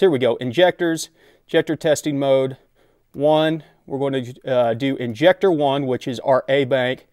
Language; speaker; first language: English; native; English